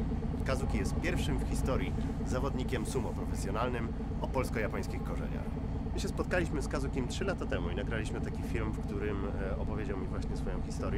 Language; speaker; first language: Polish; native; Polish